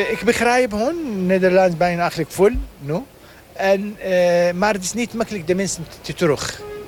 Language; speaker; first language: Dutch; non-native, learner; Arabic